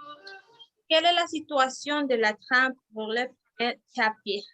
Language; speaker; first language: French; non-native, learner; Spanish